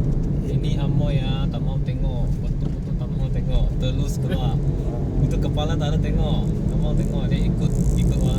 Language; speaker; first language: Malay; non-native, local second language; Chinese